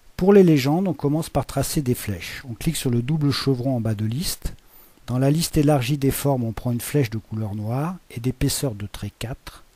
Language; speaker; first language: French; native; French